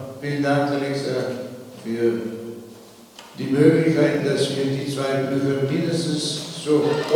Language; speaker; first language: German; non-native, fluent; Slovenian